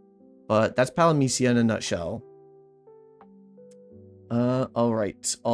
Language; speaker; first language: English; native; English